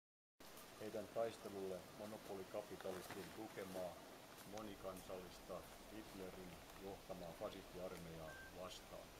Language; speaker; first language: Finnish; native; Finnish